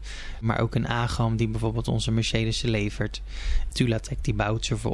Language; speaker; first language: Dutch; native; Dutch